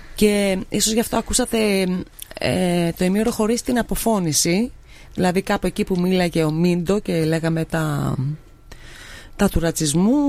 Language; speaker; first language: Greek; native; Greek